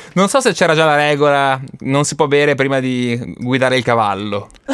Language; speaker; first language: Italian; native; Italian